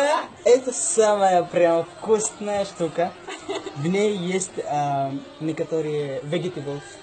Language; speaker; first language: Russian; non-native, learner; Arabic